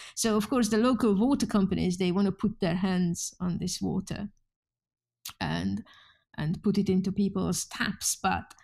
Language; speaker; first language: English; non-native, fluent; Hungarian